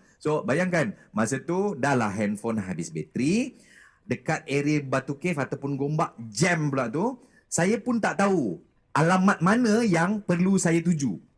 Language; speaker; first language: Malay; native; Malay